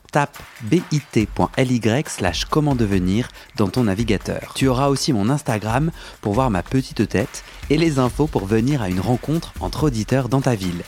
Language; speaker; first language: French; native; French